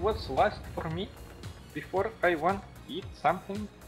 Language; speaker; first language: English; non-native, learner; Russian